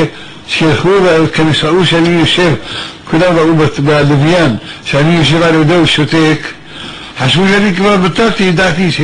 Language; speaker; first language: Hebrew; early bilingual, other home language; Arabic